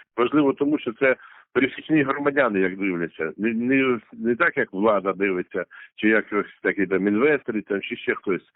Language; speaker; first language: Ukrainian; non-native, local second language; Russian